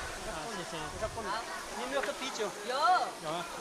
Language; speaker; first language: Chinese; non-native, learner; English